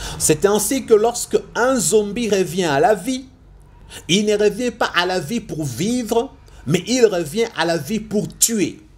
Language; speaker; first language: French; non-native, local second language; Lingala